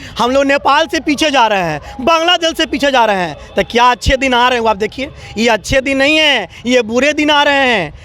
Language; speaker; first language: Hindi; native; Hindi